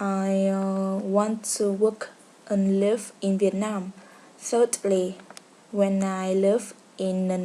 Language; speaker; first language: English; non-native, learner; Vietnamese